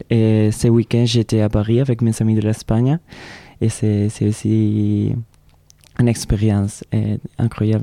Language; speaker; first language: French; non-native, learner; Spanish